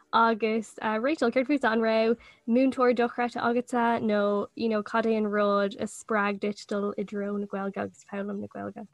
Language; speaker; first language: Irish; non-native, local second language; English